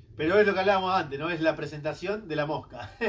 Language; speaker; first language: Spanish; native; Spanish